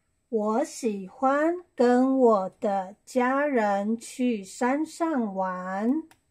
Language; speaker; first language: Chinese; non-native, learner; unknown